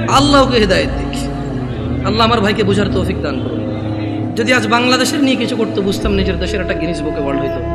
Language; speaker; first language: Bangla; early bilingual, heritage; Bangla